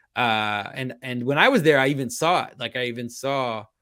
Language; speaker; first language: English; non-native, fluent; French